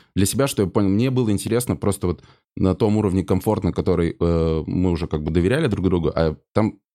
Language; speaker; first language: Russian; native; Russian